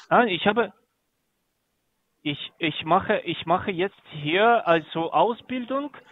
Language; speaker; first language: German; non-native, learner; Greek